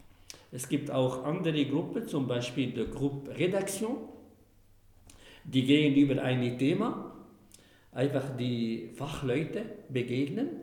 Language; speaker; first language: German; non-native, fluent; Arabic